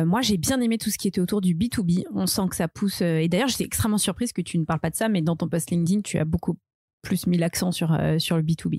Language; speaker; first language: French; native; French